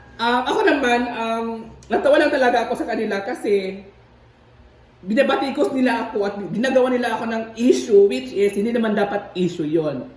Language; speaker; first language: Filipino; native; Filipino